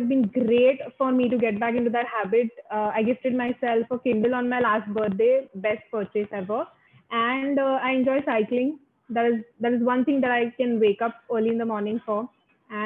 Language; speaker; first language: English; non-native, local second language; Marathi